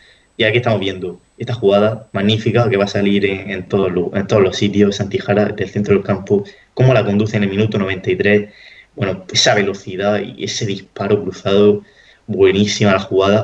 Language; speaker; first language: Spanish; native; Spanish